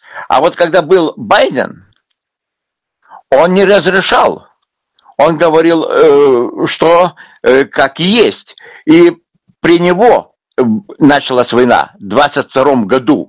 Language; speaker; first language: Russian; non-native, local second language; Lithuanian